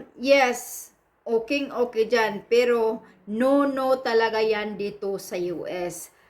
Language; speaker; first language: Filipino; non-native, local second language; Cebuano